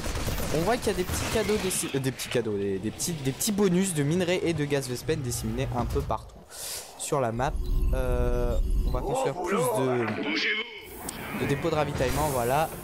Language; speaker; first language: French; native; French